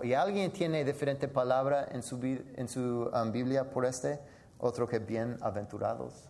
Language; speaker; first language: Spanish; non-native, fluent; English